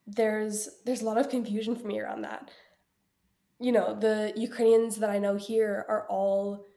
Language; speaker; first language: English; early bilingual, other home language; Ukrainian